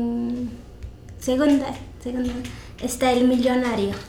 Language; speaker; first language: Spanish; non-native, local second language; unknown